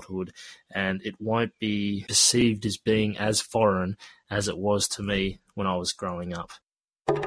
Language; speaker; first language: English; native; English